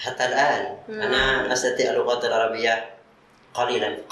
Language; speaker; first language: Arabic; non-native, learner; Indonesian